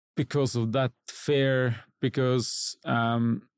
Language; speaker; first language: English; non-native, fluent; Norwegian